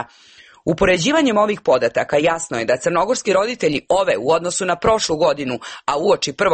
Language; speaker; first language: Serbian; native; Serbian